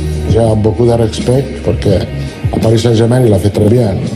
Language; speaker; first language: French; non-native, learner; Italian